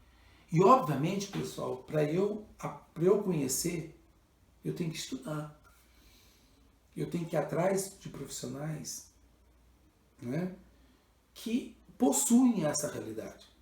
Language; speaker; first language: Portuguese; native; Portuguese